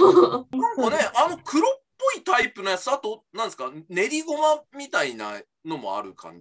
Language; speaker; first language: Japanese; native; Japanese